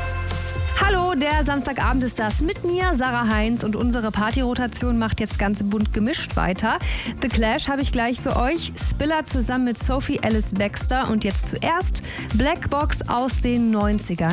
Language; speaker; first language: German; native; German